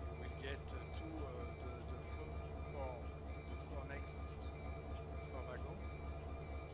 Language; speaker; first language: English; non-native, learner; French